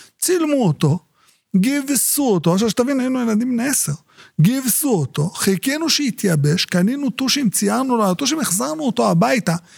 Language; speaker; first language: Hebrew; native; Hebrew